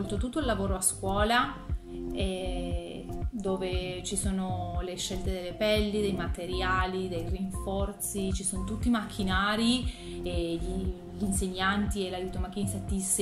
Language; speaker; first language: Italian; non-native, fluent; Spanish